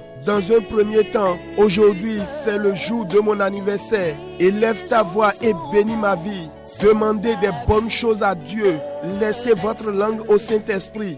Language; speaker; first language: French; non-native, local second language; Fon